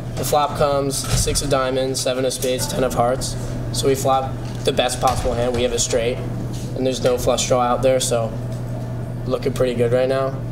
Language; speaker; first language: English; native; English